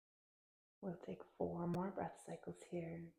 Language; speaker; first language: English; native; English